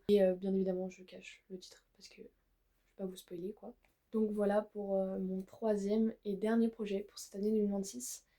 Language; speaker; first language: French; native; French